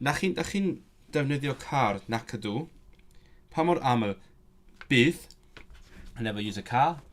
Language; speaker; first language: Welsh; non-native, learner; Cantonese